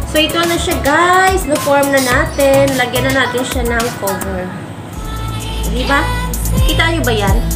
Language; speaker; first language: Filipino; native; Filipino